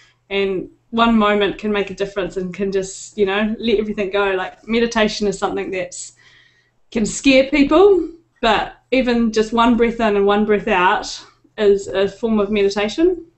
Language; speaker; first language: English; native; English